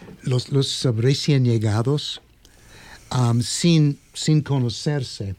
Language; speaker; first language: Spanish; non-native, fluent; English